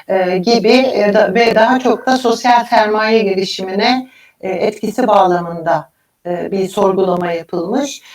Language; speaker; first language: Turkish; native; Turkish